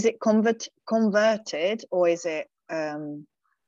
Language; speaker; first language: English; non-native, fluent; French